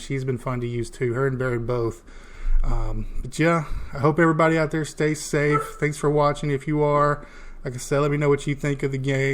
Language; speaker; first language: English; native; English